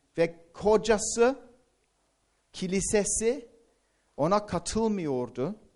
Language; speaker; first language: Turkish; non-native, fluent; English